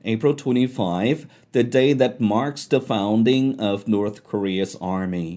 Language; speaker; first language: English; non-native, fluent; Korean